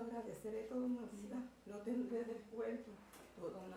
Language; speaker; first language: Spanish; native; Spanish